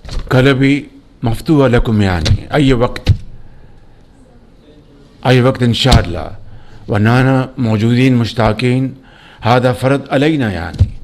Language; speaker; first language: Arabic; non-native, fluent; Urdu